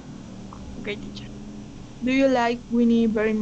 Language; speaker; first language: English; non-native, learner; Spanish